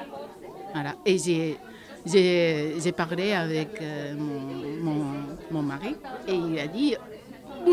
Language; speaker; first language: French; non-native, fluent; Japanese